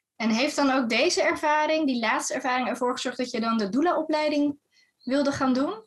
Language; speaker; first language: Dutch; native; Dutch